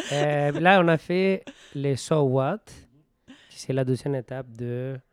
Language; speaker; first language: French; non-native, fluent; Spanish